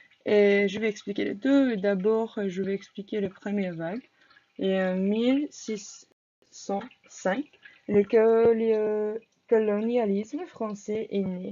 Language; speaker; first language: French; non-native, learner; English